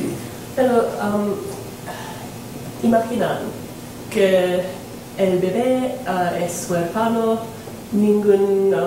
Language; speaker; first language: Spanish; non-native, learner; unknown